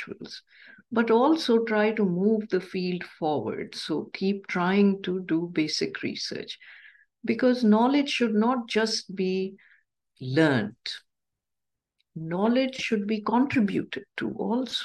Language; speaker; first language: English; non-native, local second language; Urdu